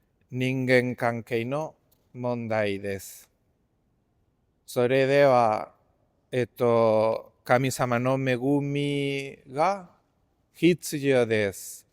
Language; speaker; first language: Japanese; non-native, fluent; Spanish